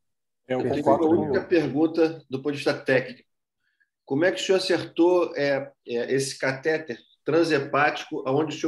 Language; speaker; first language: Portuguese; native; Portuguese